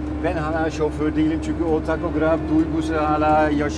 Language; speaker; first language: Turkish; non-native, fluent; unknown